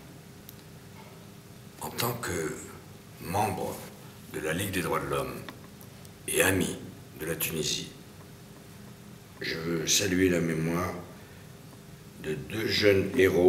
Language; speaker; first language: French; native; French